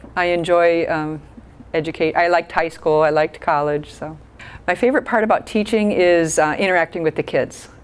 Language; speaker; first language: English; native; English